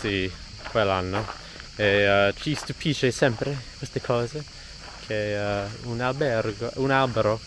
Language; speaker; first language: Italian; non-native, fluent; English